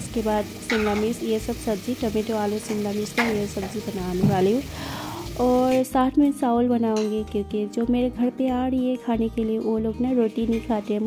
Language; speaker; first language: Hindi; non-native, local second language; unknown